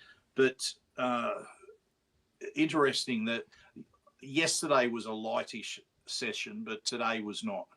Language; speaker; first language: English; native; English